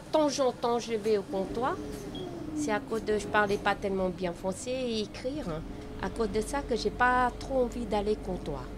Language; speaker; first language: French; non-native, learner; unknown